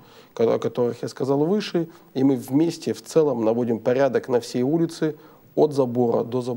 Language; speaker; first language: Russian; native; Russian